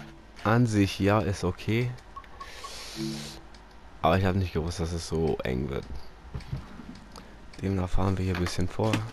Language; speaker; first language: German; native; German